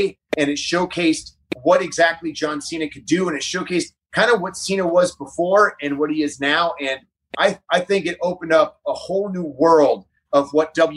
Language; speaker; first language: English; native; English